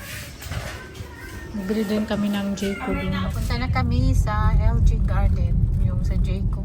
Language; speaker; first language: Filipino; non-native, local second language; Cebuano